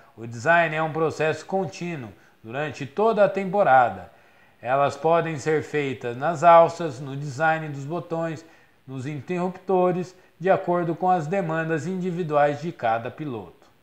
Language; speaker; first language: Portuguese; native; Portuguese